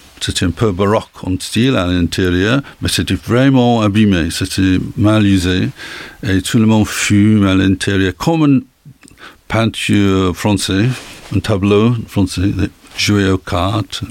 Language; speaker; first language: French; non-native, learner; English